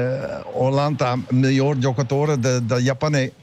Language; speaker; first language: Italian; non-native, learner; Dutch